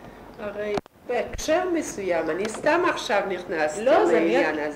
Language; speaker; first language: Hebrew; non-native, fluent; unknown